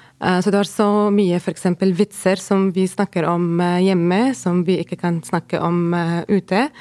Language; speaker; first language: Norwegian; non-native, fluent; Arabic